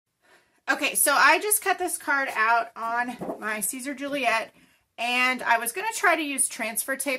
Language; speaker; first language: English; native; English